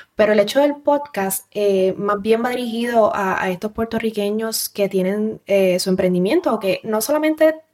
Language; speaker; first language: Spanish; native; Spanish